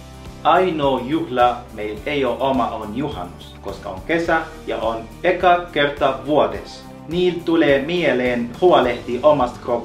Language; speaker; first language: Finnish; non-native, fluent; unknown